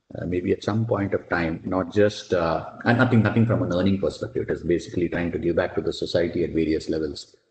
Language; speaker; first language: English; non-native, local second language; Tamil